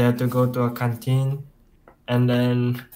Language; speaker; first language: English; non-native, local second language; Chinese